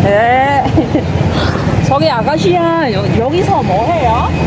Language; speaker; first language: Korean; non-native, learner; Filipino